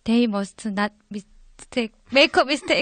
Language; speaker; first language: English; non-native, learner; Korean